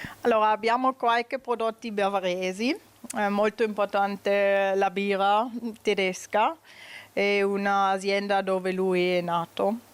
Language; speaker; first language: Italian; non-native, learner; German